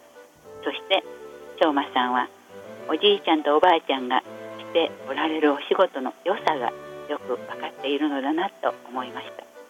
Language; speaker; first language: Japanese; native; Japanese